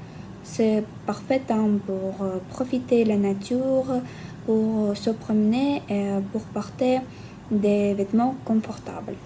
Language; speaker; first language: French; non-native, learner; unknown